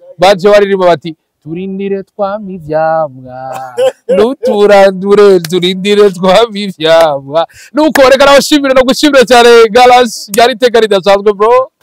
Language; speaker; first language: Rundi; native; Rundi